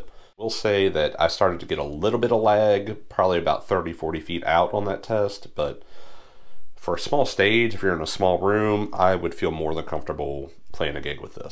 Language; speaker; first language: English; native; English